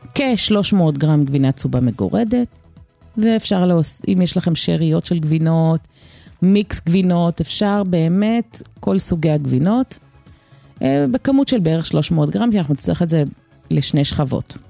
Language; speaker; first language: Hebrew; native; Hebrew